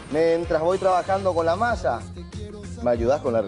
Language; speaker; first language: Spanish; native; Spanish